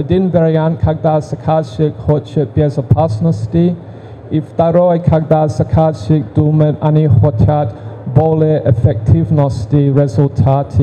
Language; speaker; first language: Russian; non-native, learner; English